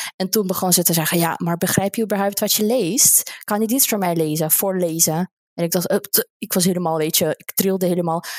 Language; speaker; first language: Dutch; non-native, fluent; Russian